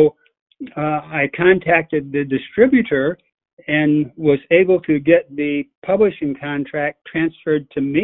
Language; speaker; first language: English; native; English